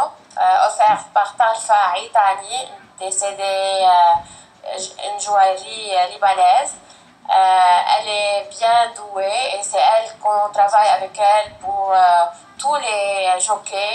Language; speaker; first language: French; non-native, fluent; Arabic